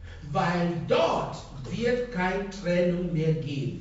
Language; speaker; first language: German; non-native, fluent; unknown